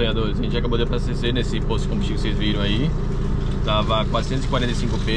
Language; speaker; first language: Portuguese; native; Portuguese